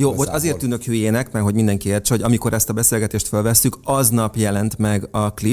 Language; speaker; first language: Hungarian; native; Hungarian